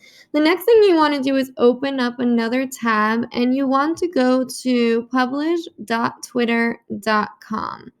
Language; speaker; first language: English; native; English